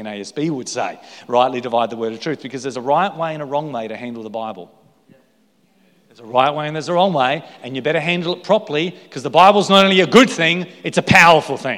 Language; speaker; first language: English; native; English